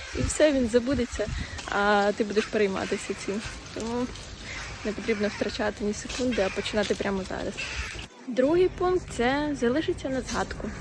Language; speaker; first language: Ukrainian; non-native, local second language; Russian